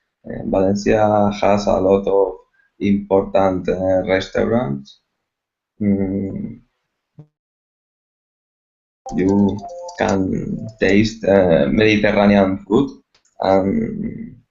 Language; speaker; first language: English; non-native, learner; Spanish